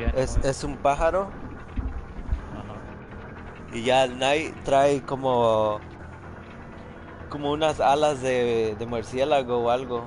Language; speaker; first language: Spanish; early bilingual, other home language; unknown